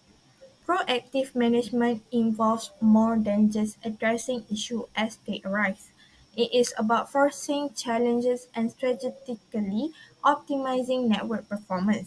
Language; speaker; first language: English; non-native, local second language; Malay